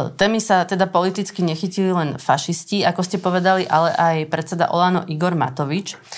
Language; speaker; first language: Slovak; native; Slovak